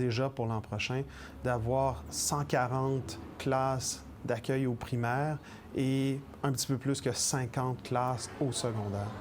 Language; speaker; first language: French; native; French